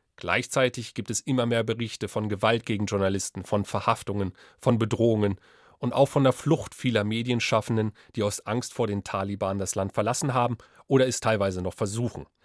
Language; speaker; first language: German; native; German